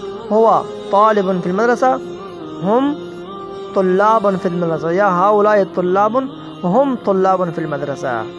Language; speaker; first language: Arabic; non-native, fluent; Persian